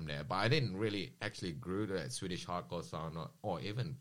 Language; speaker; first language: English; non-native, local second language; Malay